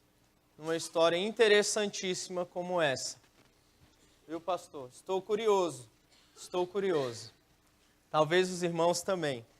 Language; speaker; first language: Portuguese; native; Portuguese